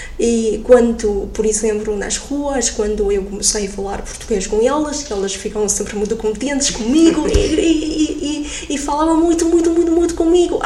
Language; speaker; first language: Portuguese; non-native, fluent; Chinese